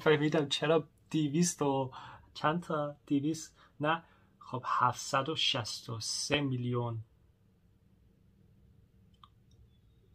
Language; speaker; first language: Persian; non-native, learner; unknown